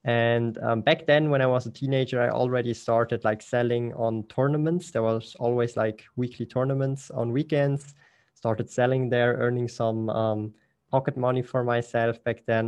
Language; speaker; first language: English; non-native, fluent; Swiss German